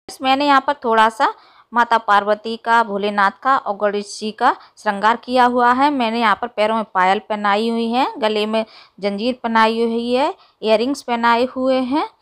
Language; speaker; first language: Hindi; native; Hindi